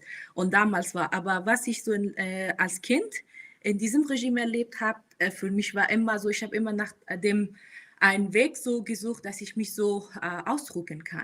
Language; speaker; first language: German; non-native, fluent; Persian